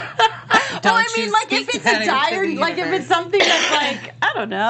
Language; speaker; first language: English; native; English